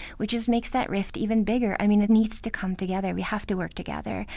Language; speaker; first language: English; early bilingual, other home language; Norwegian